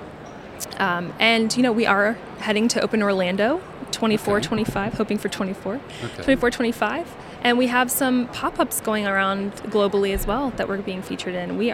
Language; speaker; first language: English; native; English